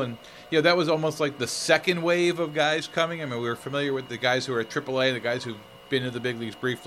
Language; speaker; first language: English; native; English